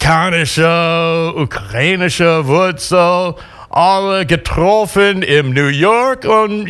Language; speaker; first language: German; non-native, fluent; English